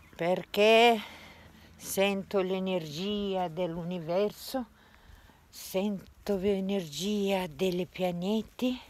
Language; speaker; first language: Italian; non-native, fluent; Russian